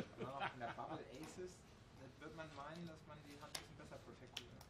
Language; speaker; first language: German; native; German